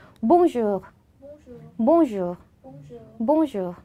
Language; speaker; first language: French; non-native, fluent; Korean